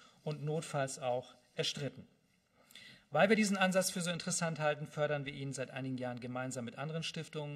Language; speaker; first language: German; native; German